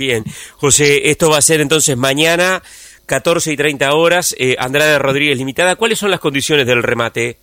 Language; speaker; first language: Spanish; native; Spanish